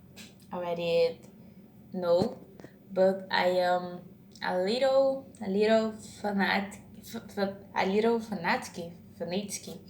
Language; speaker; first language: English; non-native, learner; Portuguese